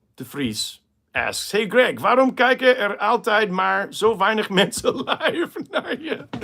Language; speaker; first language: Dutch; non-native, fluent; English